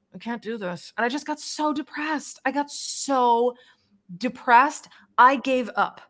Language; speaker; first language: English; native; English